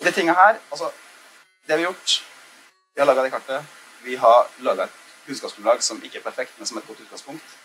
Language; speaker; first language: Norwegian; native; Norwegian